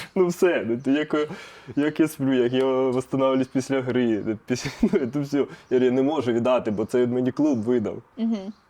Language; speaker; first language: Ukrainian; non-native, local second language; Russian